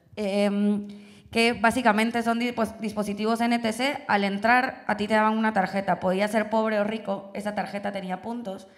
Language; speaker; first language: Spanish; native; Spanish